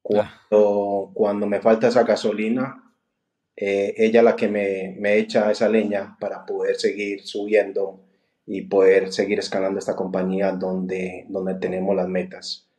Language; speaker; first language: Spanish; native; Spanish